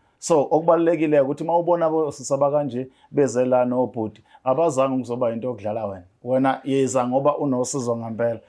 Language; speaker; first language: Zulu; native; Zulu